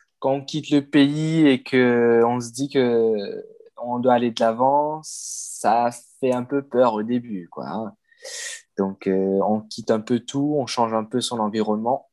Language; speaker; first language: French; non-native, local second language; Morisyen